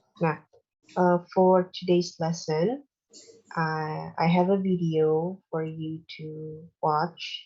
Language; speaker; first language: English; non-native, local second language; Indonesian